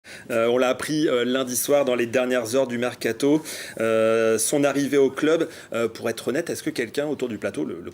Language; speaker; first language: French; native; French